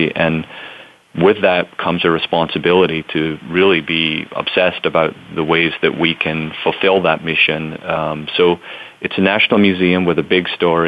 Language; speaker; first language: English; native; English